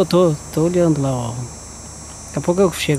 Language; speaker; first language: Portuguese; native; Portuguese